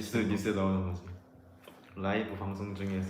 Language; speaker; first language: Korean; native; Korean